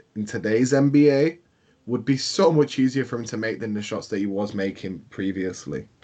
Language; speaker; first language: English; native; English